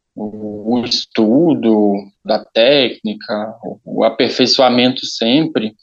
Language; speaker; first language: Portuguese; native; Portuguese